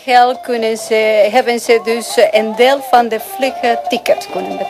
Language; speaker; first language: Dutch; non-native, fluent; Spanish